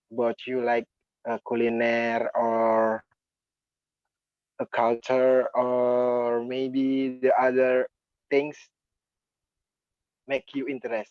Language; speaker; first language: English; non-native, learner; Indonesian